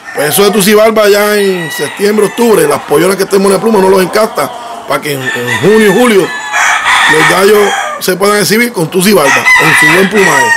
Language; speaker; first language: Spanish; native; Spanish